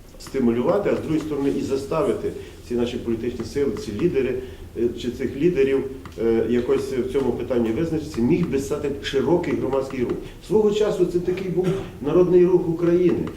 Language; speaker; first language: Ukrainian; native; Ukrainian